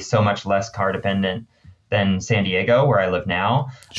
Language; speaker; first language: English; native; English